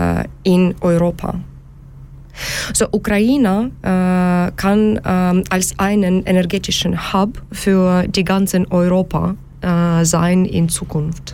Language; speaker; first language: German; non-native, learner; Ukrainian